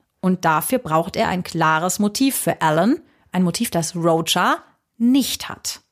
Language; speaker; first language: German; native; German